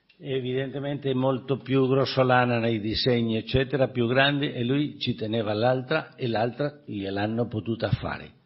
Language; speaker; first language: Italian; non-native, fluent; Spanish